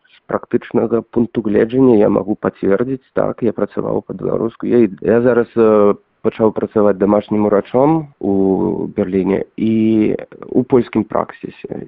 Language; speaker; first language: Belarusian; non-native, local second language; Russian